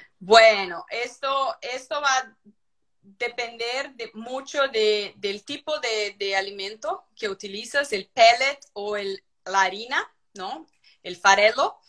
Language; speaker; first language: Spanish; non-native, fluent; Portuguese